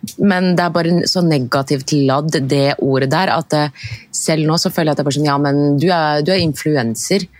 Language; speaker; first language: Norwegian; early bilingual, other home language; Arabic